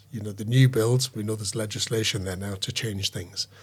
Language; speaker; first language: English; native; English